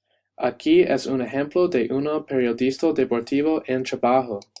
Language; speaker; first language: Spanish; non-native, learner; English